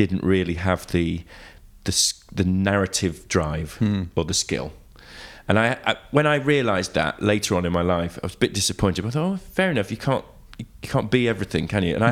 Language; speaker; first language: English; native; English